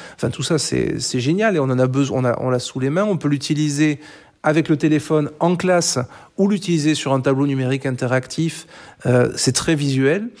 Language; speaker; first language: French; native; French